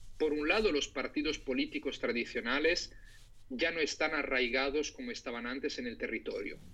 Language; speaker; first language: Spanish; non-native, fluent; Italian